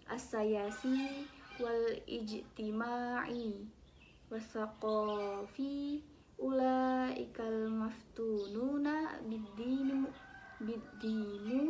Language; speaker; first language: Arabic; non-native, learner; Indonesian